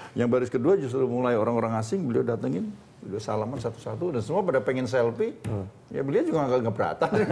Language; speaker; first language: Indonesian; native; Indonesian